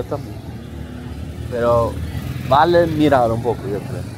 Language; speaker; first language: Spanish; non-native, learner; Swedish